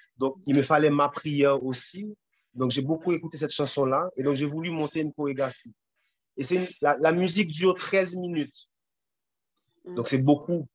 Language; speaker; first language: French; non-native, local second language; Haitian Creole